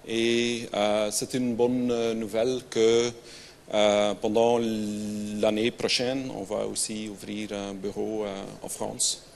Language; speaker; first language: French; non-native, local second language; Dutch